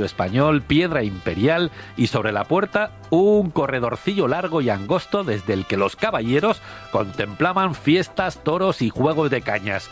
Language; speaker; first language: Spanish; native; Spanish